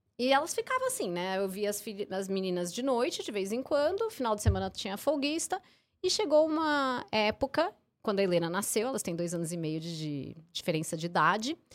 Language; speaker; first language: Portuguese; early bilingual, heritage; English